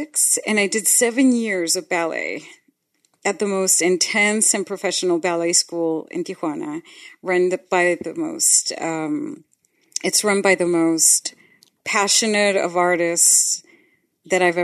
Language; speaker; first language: English; non-native, fluent; Spanish